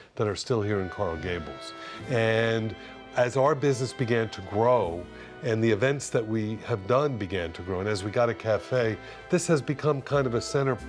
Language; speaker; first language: English; native; English